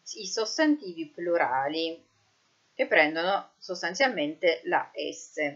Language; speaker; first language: Italian; native; Italian